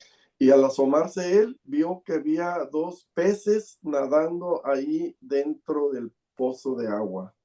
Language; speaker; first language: Spanish; native; Spanish